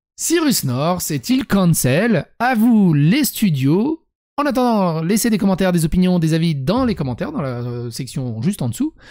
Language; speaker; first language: French; early bilingual, other home language; Serbian